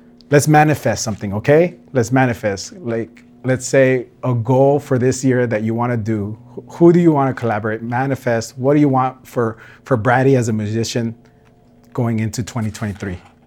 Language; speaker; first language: English; early bilingual, other home language; Spanish